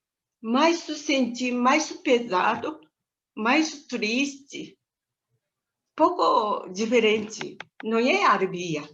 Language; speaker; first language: Portuguese; non-native, learner; Japanese